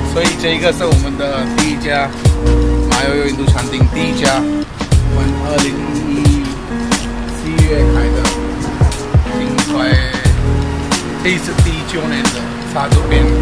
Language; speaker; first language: Chinese; non-native, fluent; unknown